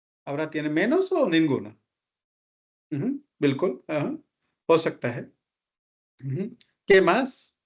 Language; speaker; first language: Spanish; non-native, fluent; Hindi